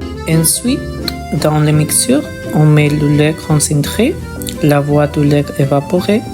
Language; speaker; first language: French; non-native, learner; Spanish